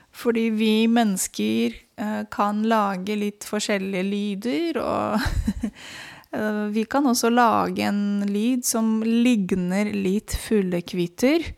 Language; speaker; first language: Norwegian; non-native, fluent; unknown